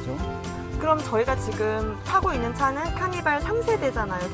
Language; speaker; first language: Korean; native; Korean